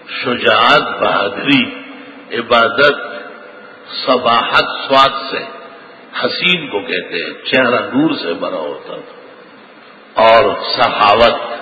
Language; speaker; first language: Urdu; non-native, local second language; Pashto